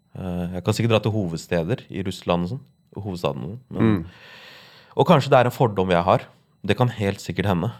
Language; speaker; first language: Norwegian; native; Norwegian